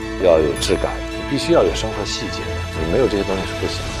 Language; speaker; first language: Chinese; native; Chinese